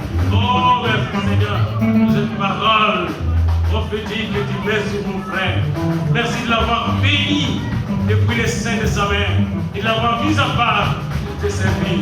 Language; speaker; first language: French; non-native, local second language; Lingala